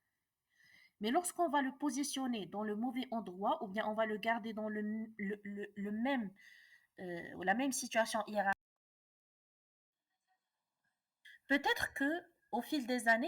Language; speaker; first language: French; non-native, local second language; Arabic